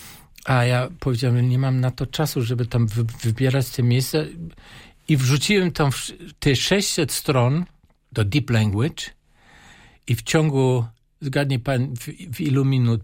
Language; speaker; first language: Polish; non-native, fluent; German